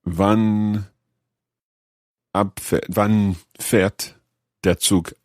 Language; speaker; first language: German; non-native, learner; English